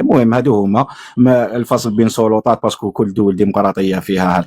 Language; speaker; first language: Arabic; native; Arabic